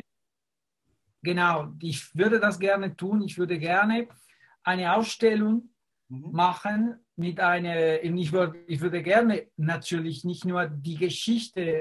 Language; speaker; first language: German; non-native, fluent; Spanish